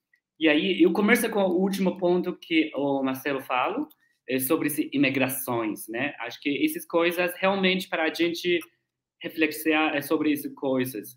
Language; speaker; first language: Portuguese; non-native, learner; Chinese